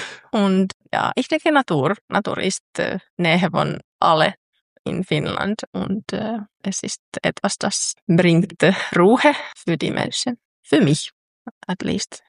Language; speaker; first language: German; non-native, learner; Finnish